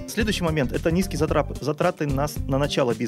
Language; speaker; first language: Russian; native; Russian